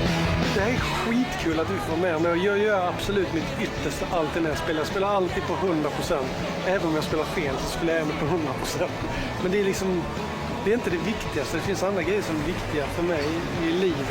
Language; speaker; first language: Swedish; native; Swedish